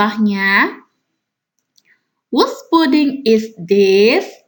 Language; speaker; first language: English; non-native, learner; Indonesian